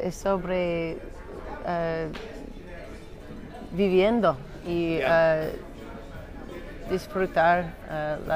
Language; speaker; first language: Spanish; non-native, learner; English